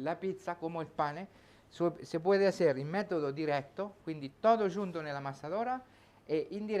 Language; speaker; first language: Spanish; non-native, learner; Italian